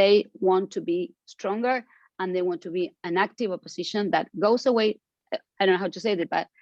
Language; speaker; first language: English; non-native, fluent; Spanish